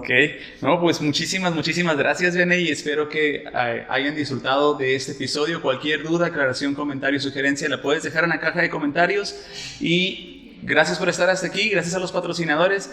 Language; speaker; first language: Spanish; native; Spanish